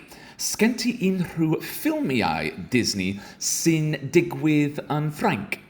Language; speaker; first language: Welsh; non-native, learner; English